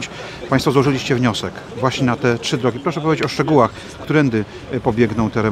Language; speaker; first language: Polish; native; Polish